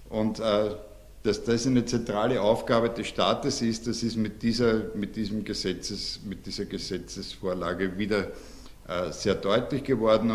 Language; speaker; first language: German; native; German